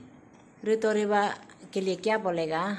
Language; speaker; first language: Hindi; non-native, local second language; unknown